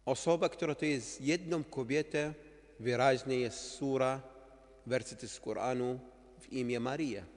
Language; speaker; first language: Polish; non-native, learner; Arabic